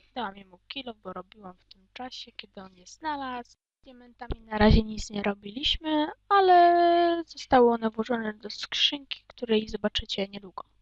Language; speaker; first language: Polish; native; Polish